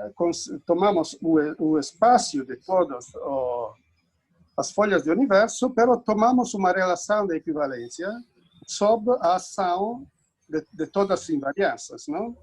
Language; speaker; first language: Portuguese; non-native, fluent; Italian